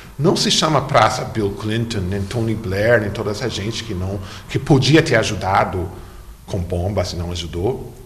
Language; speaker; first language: Portuguese; non-native, fluent; English